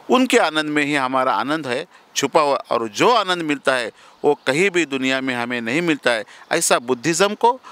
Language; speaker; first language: Hindi; non-native, local second language; Marathi